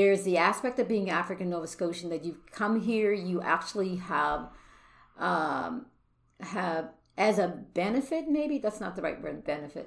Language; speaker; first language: English; native; English